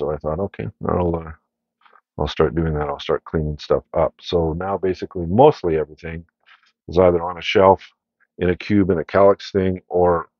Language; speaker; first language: English; native; English